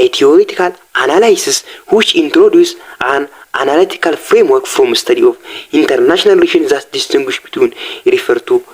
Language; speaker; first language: English; non-native, local second language; Amharic